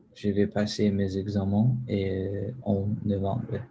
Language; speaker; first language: French; non-native, learner; English